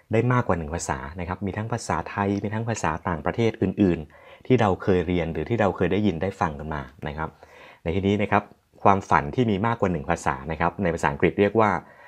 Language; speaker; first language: Thai; native; Thai